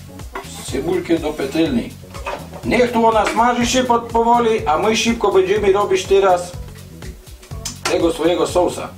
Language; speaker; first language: Polish; non-native, learner; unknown